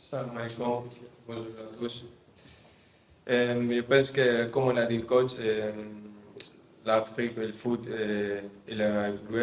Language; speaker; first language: French; non-native, fluent; Spanish